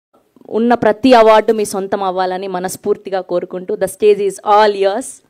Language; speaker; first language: Telugu; native; Telugu